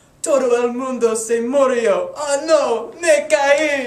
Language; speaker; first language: Spanish; non-native, learner; English